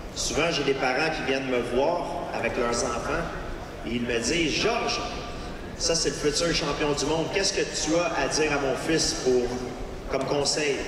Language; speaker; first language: French; native; French